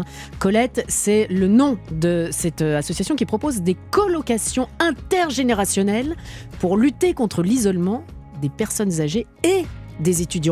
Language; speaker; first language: French; native; French